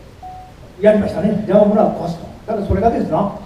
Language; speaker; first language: Japanese; native; Japanese